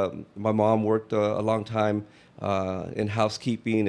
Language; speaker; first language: English; native; English